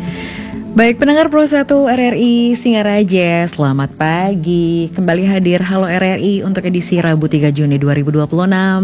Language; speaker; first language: Indonesian; native; Indonesian